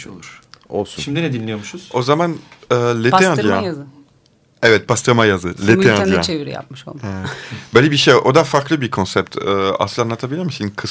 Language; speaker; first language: Turkish; non-native, fluent; French